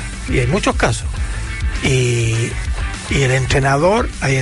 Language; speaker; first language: Spanish; native; Spanish